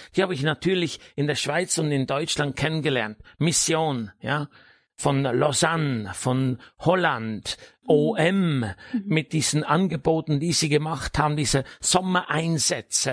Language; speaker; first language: German; native; German